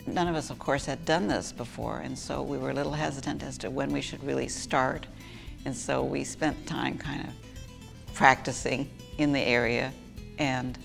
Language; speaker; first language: English; native; English